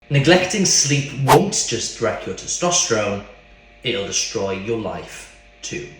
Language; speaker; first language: English; native; English